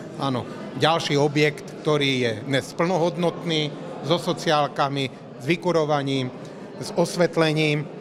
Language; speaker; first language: Slovak; native; Slovak